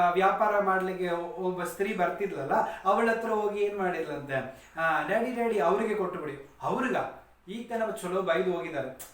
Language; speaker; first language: Kannada; non-native, local second language; Tamil